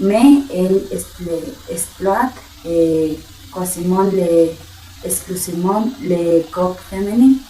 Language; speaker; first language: French; non-native, learner; Spanish